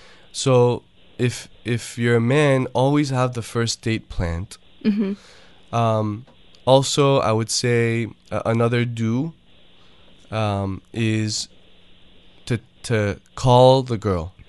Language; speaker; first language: English; early bilingual, other home language; Persian